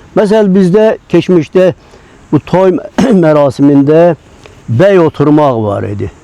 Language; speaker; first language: Azerbaijani; non-native, local second language; Lezghian